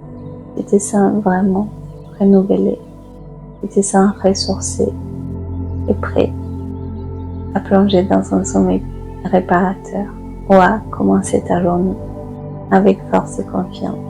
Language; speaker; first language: French; native; French